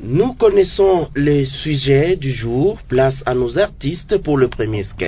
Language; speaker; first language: French; non-native, local second language; Swahili